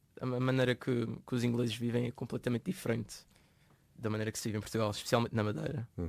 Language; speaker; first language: Portuguese; native; Portuguese